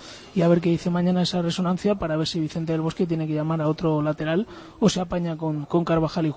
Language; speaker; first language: Spanish; native; Spanish